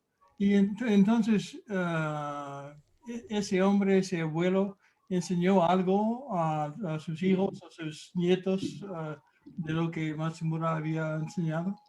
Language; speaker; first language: Spanish; non-native, fluent; English